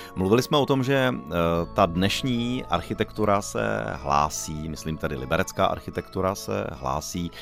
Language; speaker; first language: Czech; native; Czech